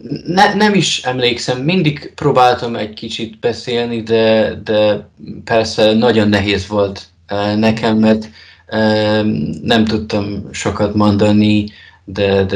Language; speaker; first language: Hungarian; non-native, learner; Polish